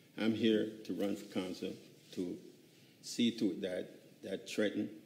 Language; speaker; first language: English; native; English